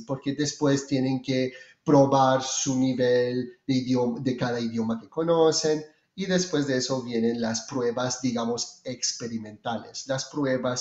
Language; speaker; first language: Spanish; non-native, fluent; French